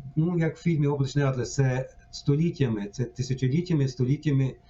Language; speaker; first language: Ukrainian; native; Ukrainian